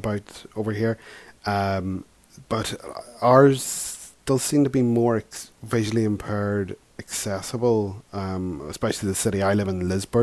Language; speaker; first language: English; native; English